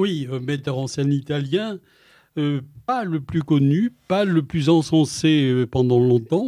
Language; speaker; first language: French; native; French